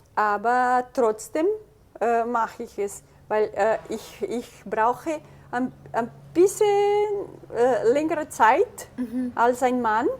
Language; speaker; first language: German; early bilingual, heritage; German